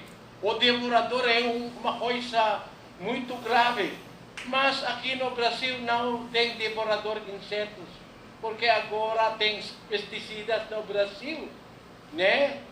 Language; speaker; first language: Portuguese; non-native, learner; Filipino